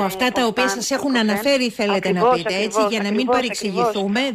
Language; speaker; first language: Greek; native; Greek